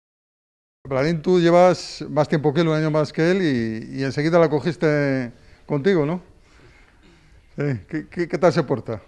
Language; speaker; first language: Spanish; native; Spanish